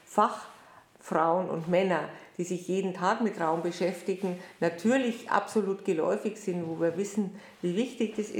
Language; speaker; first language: German; native; German